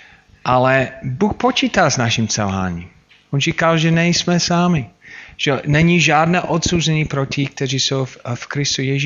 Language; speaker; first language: Czech; non-native, fluent; English